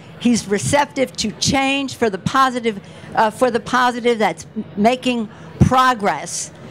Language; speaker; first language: English; native; English